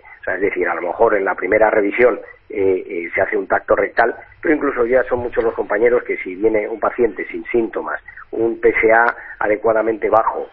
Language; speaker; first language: Spanish; native; Spanish